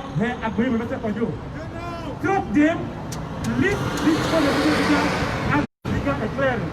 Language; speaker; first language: German; non-native, fluent; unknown